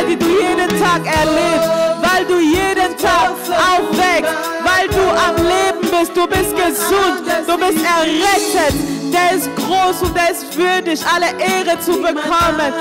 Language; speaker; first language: German; non-native, fluent; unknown